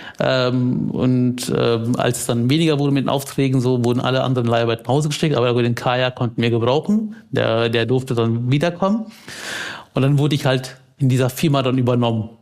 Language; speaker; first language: German; early bilingual, other home language; Tamil